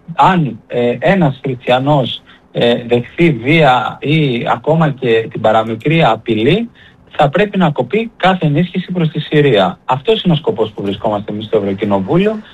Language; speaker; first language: Greek; native; Greek